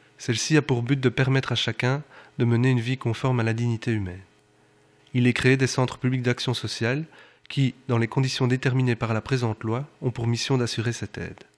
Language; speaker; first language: French; native; French